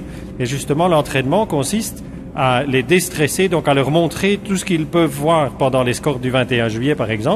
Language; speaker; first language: French; native; French